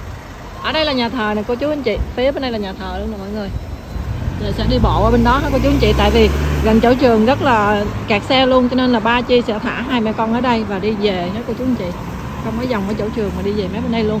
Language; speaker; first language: Vietnamese; native; Vietnamese